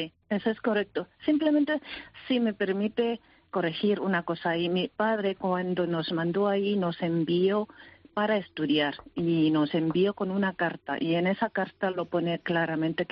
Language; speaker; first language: Spanish; early bilingual, heritage; Spanish